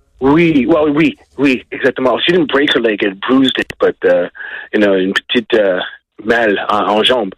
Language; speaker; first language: French; non-native, learner; English